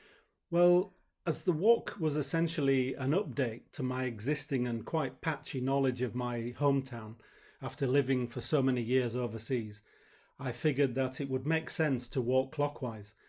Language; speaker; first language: English; native; English